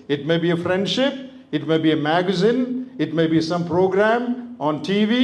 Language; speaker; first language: English; non-native, local second language; Malayalam